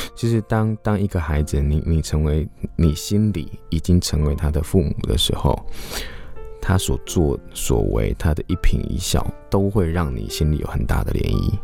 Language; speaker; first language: Chinese; native; Chinese